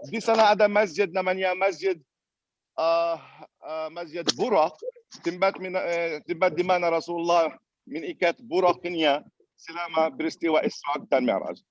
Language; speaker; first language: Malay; non-native, fluent; Arabic